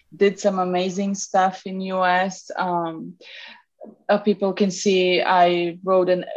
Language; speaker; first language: English; non-native, fluent; Serbian